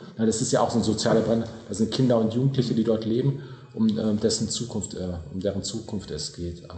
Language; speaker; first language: German; native; German